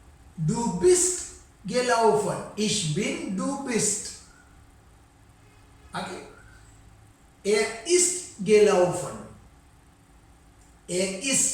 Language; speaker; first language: German; non-native, fluent; Sinhala